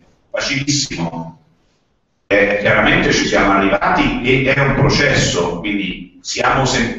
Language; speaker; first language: Italian; native; Italian